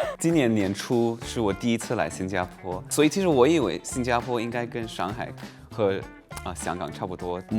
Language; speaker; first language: Chinese; non-native, fluent; English